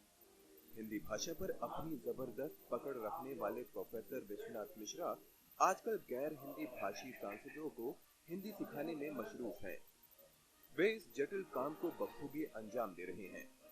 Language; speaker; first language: Hindi; native; Hindi